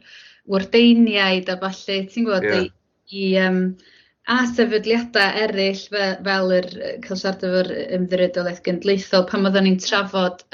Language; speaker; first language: Welsh; native; Welsh